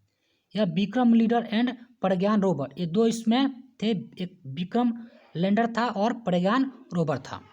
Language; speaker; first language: Hindi; native; Hindi